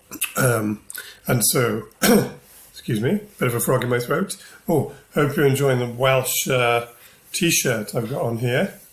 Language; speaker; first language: English; native; English